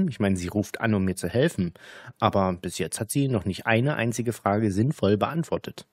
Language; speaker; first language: German; native; German